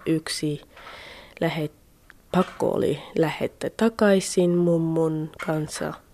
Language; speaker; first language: Finnish; non-native, learner; Central Kurdish